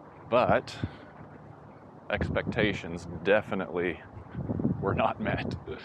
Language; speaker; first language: English; native; English